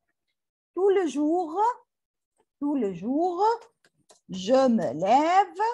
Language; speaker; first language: French; non-native, learner; Arabic